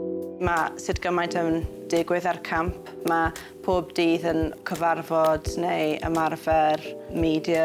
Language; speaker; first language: Welsh; non-native, local second language; English